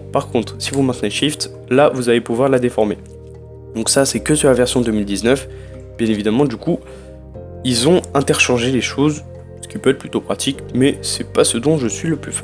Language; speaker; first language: French; native; French